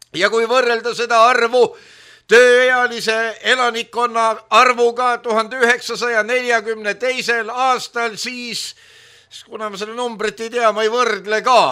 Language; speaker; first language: Estonian; native; Estonian